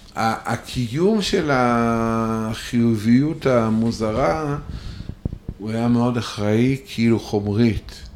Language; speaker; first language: Hebrew; non-native, fluent; Russian